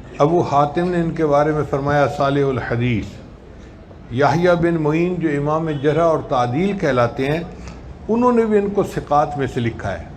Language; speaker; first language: Urdu; non-native, local second language; Punjabi